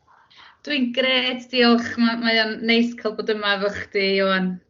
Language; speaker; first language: Welsh; native; Welsh